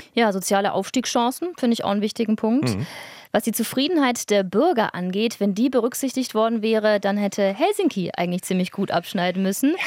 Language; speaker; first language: German; native; German